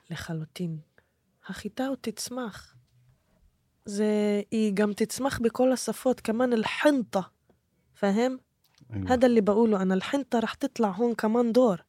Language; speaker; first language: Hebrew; non-native, local second language; Arabic